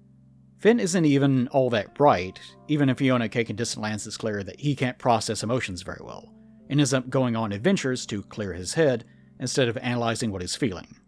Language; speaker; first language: English; native; English